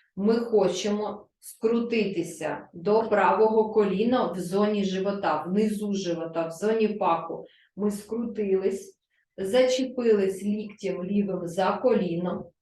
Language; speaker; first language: Ukrainian; non-native, local second language; Russian